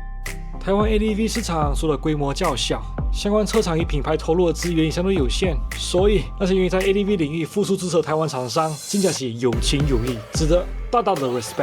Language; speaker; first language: Chinese; native; Chinese